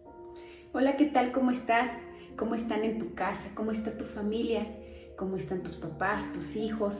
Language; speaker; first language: Spanish; native; Spanish